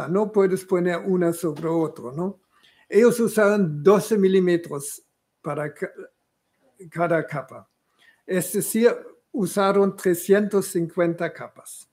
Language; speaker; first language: Spanish; non-native, fluent; German